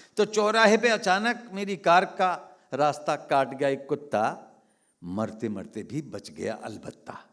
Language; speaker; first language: Hindi; native; Hindi